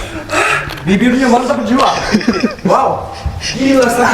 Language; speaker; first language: Indonesian; non-native, learner; Japanese